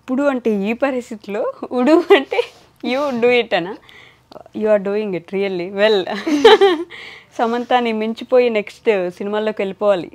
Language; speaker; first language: Telugu; native; Telugu